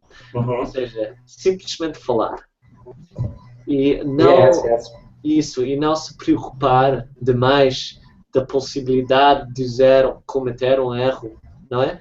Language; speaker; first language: Portuguese; non-native, fluent; English